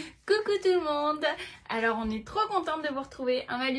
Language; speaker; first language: French; native; French